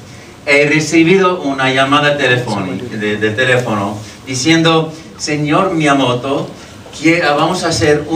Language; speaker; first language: Spanish; non-native, fluent; English